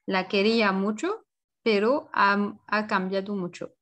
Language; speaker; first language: Spanish; non-native, learner; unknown